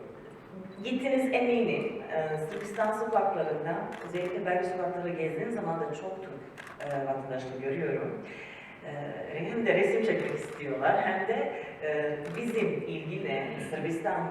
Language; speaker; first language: Turkish; early bilingual, heritage; Serbian